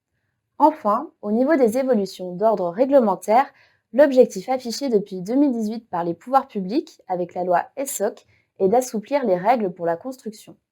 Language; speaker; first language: French; native; French